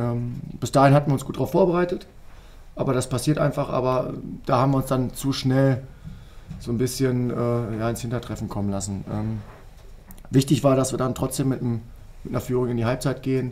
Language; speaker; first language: German; native; German